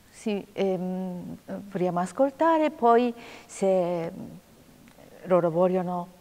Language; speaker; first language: Italian; non-native, learner; Japanese